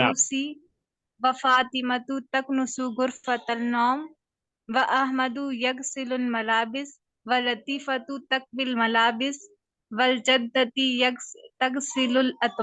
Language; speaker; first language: Arabic; non-native, learner; Urdu